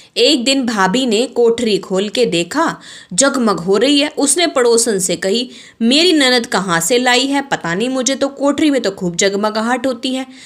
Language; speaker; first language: Hindi; native; Hindi